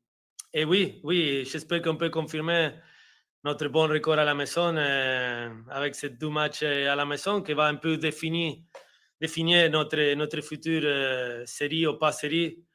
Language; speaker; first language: French; non-native, fluent; Spanish